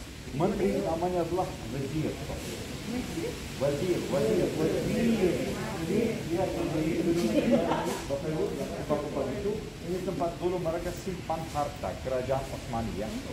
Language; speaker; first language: Indonesian; non-native, fluent; Turkish